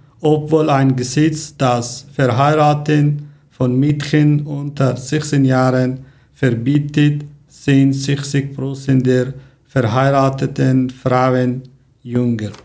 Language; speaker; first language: German; non-native, learner; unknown